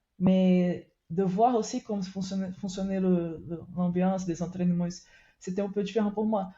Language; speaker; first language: French; non-native, fluent; Portuguese